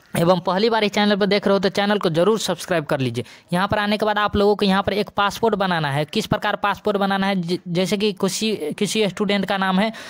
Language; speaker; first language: Hindi; native; Hindi